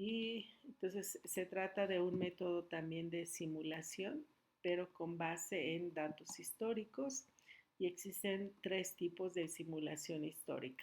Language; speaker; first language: Spanish; native; Spanish